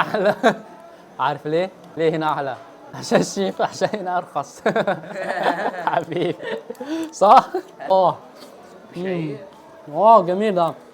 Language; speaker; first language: Arabic; non-native, fluent; Chinese